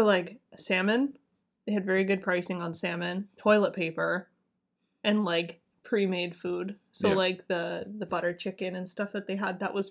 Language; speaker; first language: English; native; English